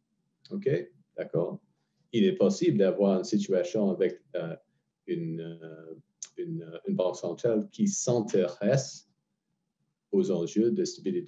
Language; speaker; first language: French; non-native, fluent; English